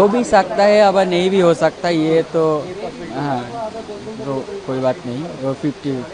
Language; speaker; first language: Hindi; non-native, learner; Bangla